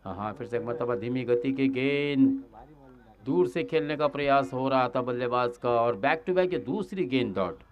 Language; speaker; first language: Hindi; non-native, local second language; Marathi